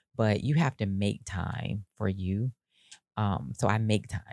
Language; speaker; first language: English; native; English